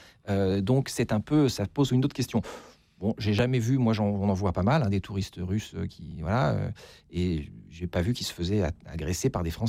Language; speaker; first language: French; native; French